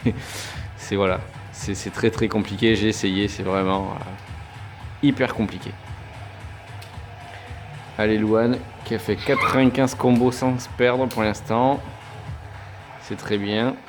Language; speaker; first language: French; native; French